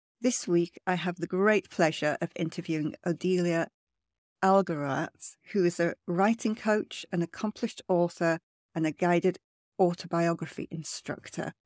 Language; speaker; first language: English; native; English